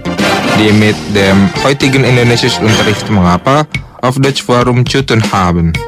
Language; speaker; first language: German; non-native, fluent; Indonesian